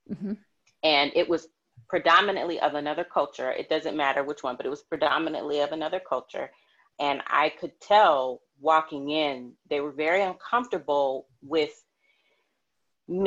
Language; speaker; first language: English; native; English